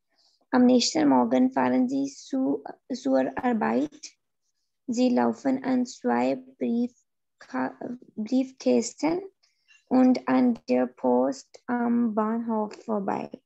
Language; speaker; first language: German; non-native, learner; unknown